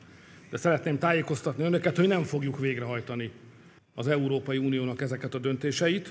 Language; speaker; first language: Hungarian; native; Hungarian